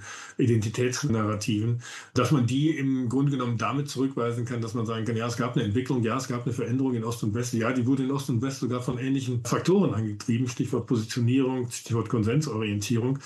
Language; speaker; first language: German; native; German